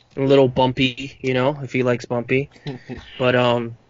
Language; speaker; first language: English; non-native, fluent; Spanish